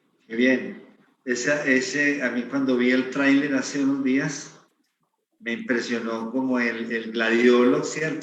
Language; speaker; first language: Spanish; native; Spanish